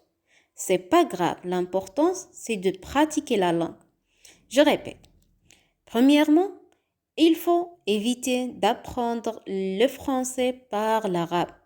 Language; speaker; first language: French; non-native, fluent; Arabic